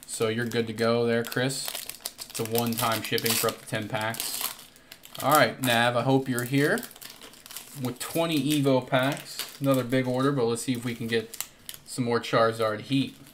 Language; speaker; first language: English; native; English